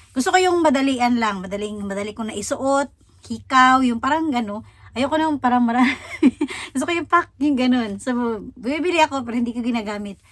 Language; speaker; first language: Filipino; native; Filipino